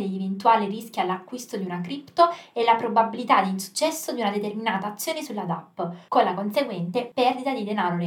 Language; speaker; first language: Italian; native; Italian